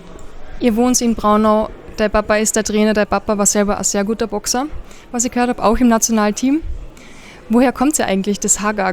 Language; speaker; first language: German; native; German